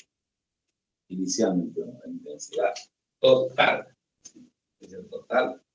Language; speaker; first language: Spanish; native; Spanish